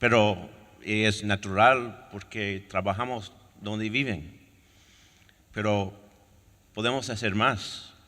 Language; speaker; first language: Spanish; non-native, fluent; French